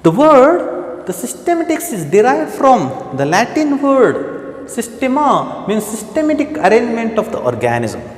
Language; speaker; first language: English; non-native, local second language; Kannada